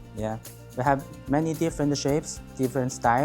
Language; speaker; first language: English; non-native, learner; Chinese